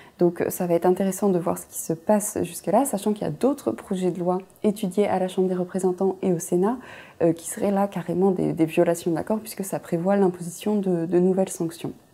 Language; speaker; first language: French; native; French